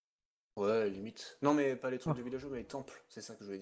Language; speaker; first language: French; native; French